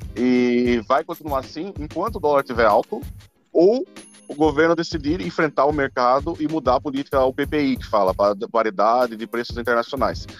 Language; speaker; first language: Portuguese; native; Portuguese